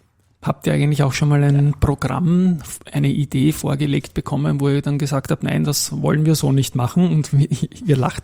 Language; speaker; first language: German; native; German